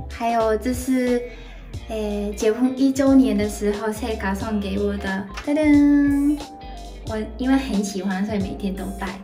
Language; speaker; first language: Chinese; non-native, fluent; Japanese